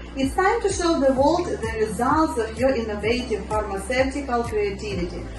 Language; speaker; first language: English; non-native, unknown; Ukrainian